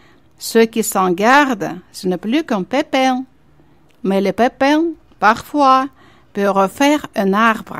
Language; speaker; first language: French; non-native, fluent; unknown